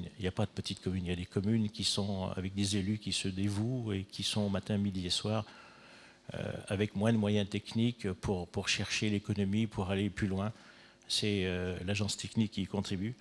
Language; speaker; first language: French; native; French